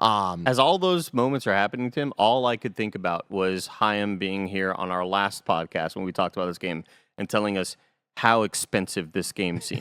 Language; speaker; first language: English; native; English